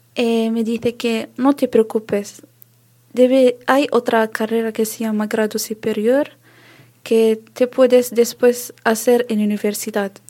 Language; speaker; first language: Spanish; non-native, learner; Arabic